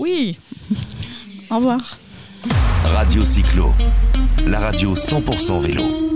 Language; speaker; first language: French; native; French